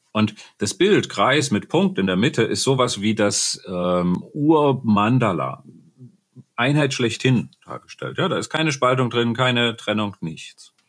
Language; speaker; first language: German; native; German